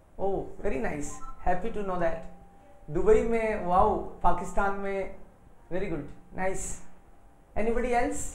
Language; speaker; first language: Hindi; native; Hindi